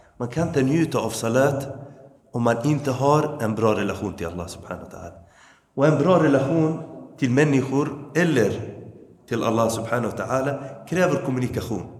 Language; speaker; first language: Swedish; early bilingual, other home language; Arabic